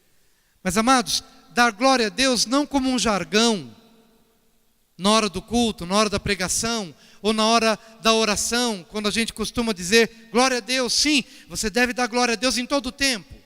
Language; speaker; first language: Portuguese; native; Portuguese